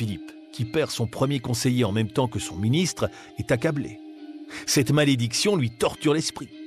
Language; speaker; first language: French; native; French